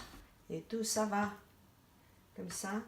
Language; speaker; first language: French; non-native, learner; Chinese